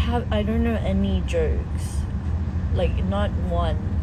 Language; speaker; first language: English; early bilingual, other home language; Korean